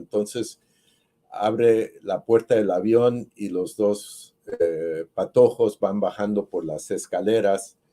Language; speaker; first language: Spanish; early bilingual, heritage; Spanish